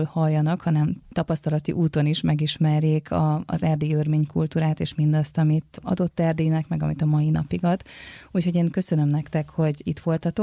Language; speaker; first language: Hungarian; native; Hungarian